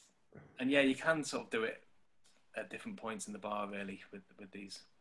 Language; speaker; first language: English; native; English